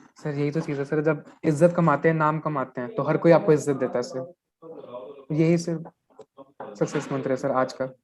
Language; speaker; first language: Hindi; native; Hindi